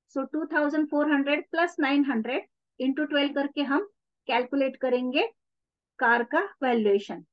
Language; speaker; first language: Hindi; non-native, local second language; Marathi